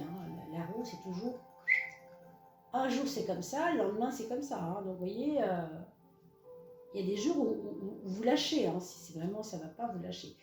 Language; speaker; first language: French; native; French